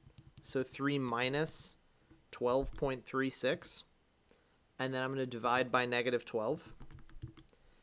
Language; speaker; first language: English; native; English